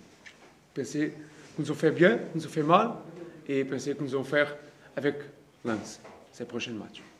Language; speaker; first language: French; non-native, learner; Portuguese